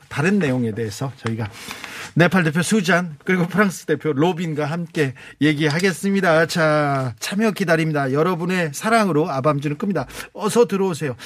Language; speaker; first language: Korean; native; Korean